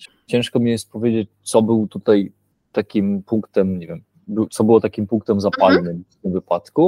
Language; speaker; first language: Polish; early bilingual, heritage; Polish